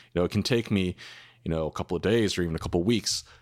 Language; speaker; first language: English; native; English